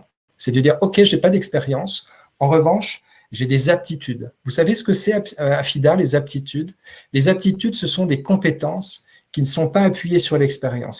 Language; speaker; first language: French; native; French